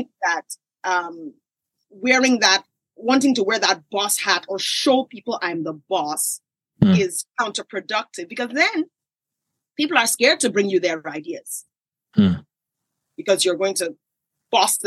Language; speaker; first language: English; non-native, local second language; Yoruba